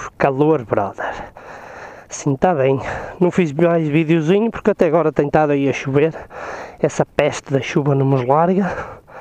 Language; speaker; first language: Portuguese; native; Portuguese